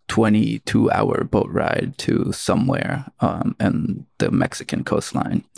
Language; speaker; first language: English; early bilingual, other home language; Spanish